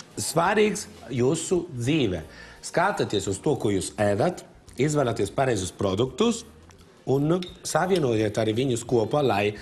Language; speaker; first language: Latvian; non-native, fluent; Italian